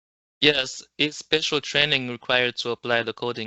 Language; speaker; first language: English; non-native, local second language; French